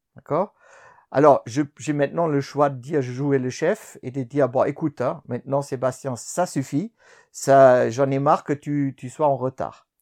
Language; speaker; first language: French; non-native, fluent; German